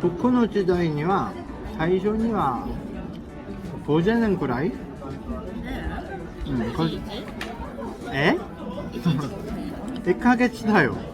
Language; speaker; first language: Japanese; non-native, learner; Korean